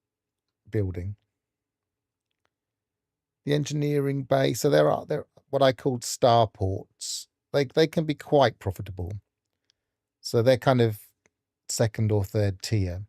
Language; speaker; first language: English; native; English